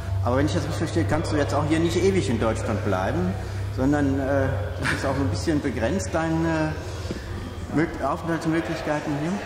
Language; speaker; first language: German; native; German